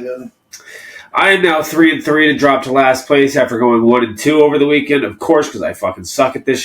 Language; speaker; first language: English; native; English